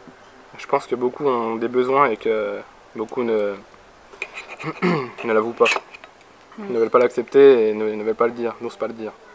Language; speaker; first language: French; native; French